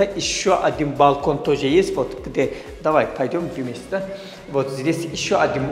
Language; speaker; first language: Russian; non-native, fluent; Turkish